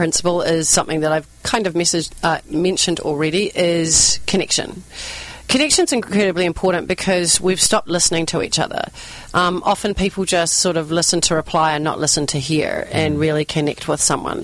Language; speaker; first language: English; native; English